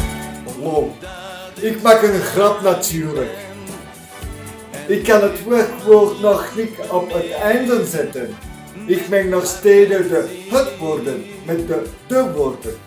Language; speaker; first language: Dutch; non-native, local second language; French